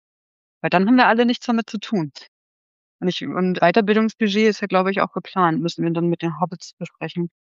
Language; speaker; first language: German; native; German